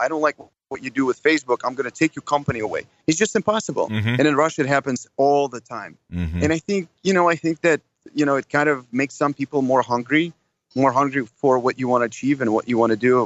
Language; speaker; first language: English; non-native, fluent; Russian